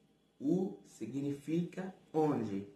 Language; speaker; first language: Portuguese; non-native, fluent; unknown